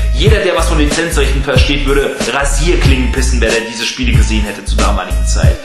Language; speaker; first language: German; early bilingual, other home language; Russian